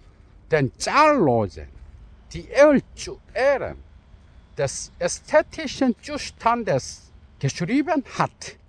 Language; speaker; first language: German; non-native, learner; Korean